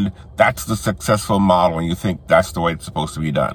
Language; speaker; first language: English; native; English